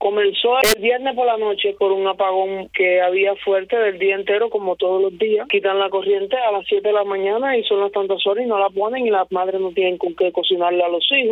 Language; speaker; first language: Spanish; native; Spanish